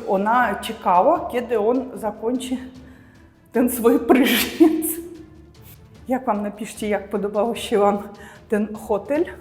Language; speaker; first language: Polish; non-native, learner; Russian